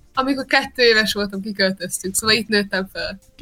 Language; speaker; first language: Hungarian; early bilingual, heritage; Hungarian